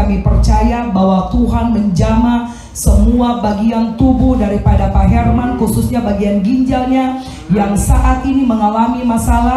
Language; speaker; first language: Indonesian; native; Indonesian